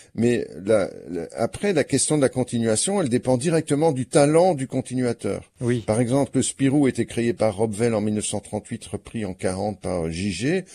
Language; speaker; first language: French; native; French